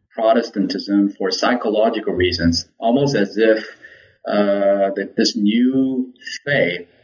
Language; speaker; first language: English; early bilingual, other home language; Korean